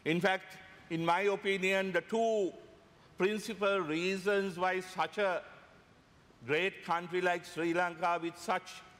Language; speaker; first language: English; non-native, local second language; Sinhala